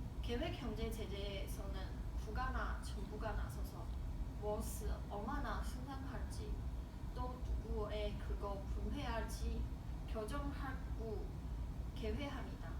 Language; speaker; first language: Korean; non-native, learner; Chinese